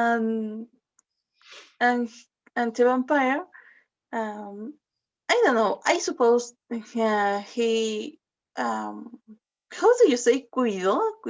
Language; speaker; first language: English; non-native, learner; Spanish